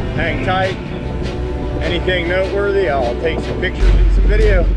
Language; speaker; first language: English; native; English